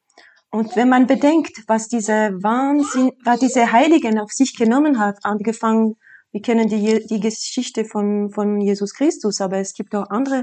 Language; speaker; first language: German; non-native, fluent; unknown